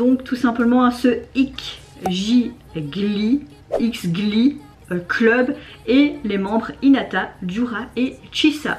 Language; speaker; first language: French; native; French